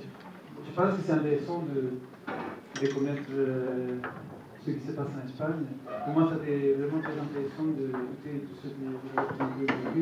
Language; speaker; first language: French; non-native, fluent; Italian